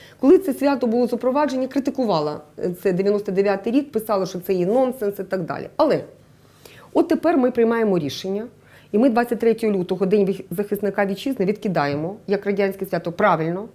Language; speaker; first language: Ukrainian; native; Ukrainian